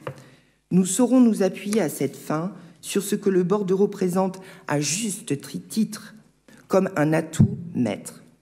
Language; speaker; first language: French; native; French